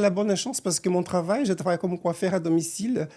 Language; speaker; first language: French; non-native, fluent; Portuguese